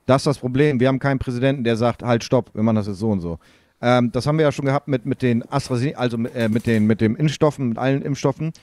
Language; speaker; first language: German; native; German